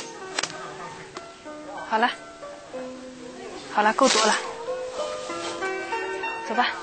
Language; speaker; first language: Chinese; native; Chinese